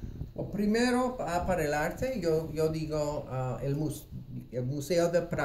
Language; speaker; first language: Spanish; non-native, fluent; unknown